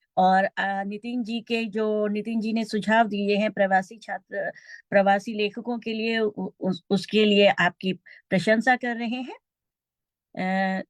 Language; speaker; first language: Hindi; native; Hindi